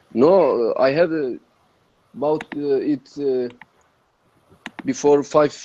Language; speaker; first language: English; non-native, learner; Turkish